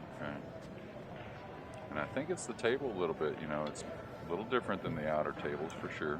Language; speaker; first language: English; native; English